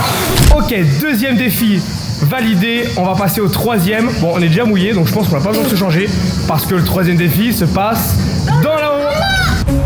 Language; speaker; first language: French; native; French